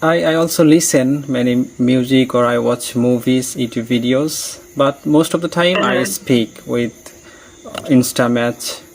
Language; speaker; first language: English; non-native, learner; Bangla